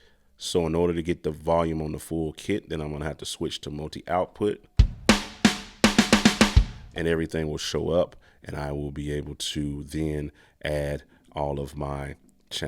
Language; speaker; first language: English; native; English